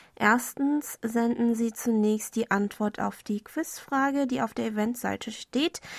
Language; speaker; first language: German; non-native, fluent; Korean